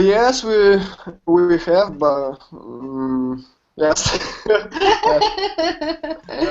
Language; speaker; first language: English; non-native, learner; Russian